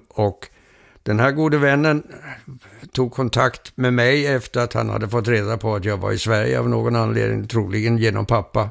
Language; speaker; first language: Swedish; early bilingual, heritage; Swedish